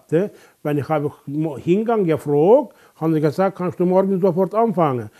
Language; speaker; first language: German; non-native, learner; Turkish